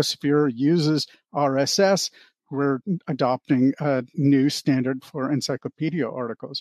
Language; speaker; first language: English; native; English